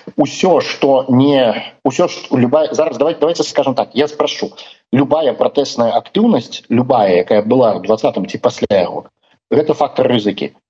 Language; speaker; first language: Belarusian; non-native, local second language; Russian